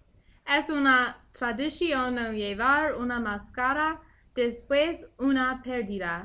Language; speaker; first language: Spanish; non-native, learner; English